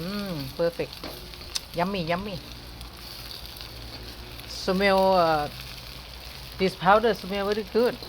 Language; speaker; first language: English; non-native, learner; Thai